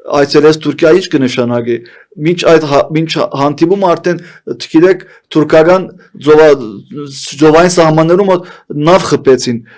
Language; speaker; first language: Armenian; early bilingual, heritage; Armenian